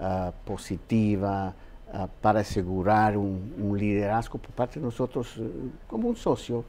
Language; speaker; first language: Spanish; non-native, fluent; English